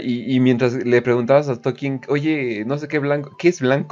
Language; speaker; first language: Spanish; native; Spanish